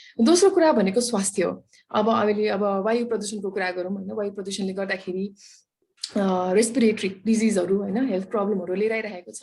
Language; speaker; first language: Nepali; non-native, local second language; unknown